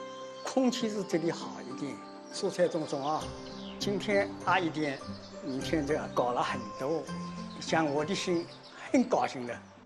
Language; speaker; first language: Chinese; non-native, local second language; Wu Chinese